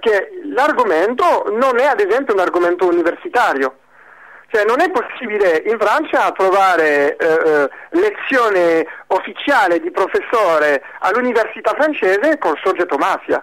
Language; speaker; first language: Italian; non-native, fluent; French